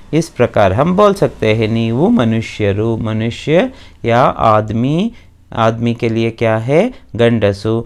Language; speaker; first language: Hindi; non-native, local second language; Kannada